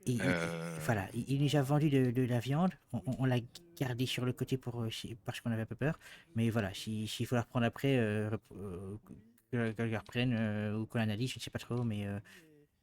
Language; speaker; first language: French; native; French